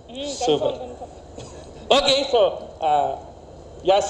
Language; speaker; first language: Tamil; native; Tamil